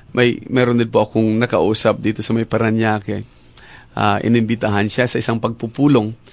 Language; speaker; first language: Filipino; native; Filipino